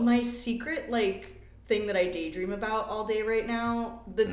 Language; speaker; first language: English; native; English